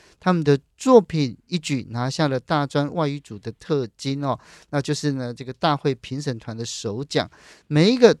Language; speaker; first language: Chinese; native; Chinese